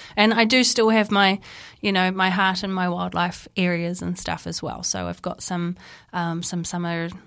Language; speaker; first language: English; native; English